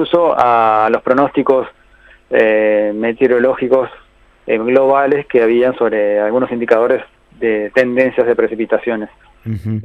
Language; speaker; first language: Spanish; native; Spanish